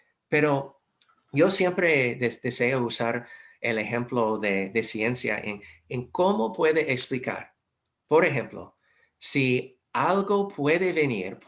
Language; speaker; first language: Spanish; non-native, fluent; English